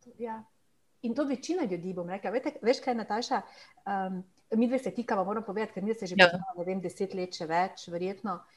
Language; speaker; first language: Slovenian; native; Slovenian